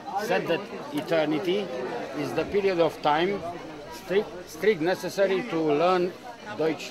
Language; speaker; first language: English; non-native, learner; Romanian